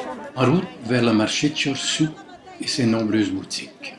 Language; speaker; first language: French; native; French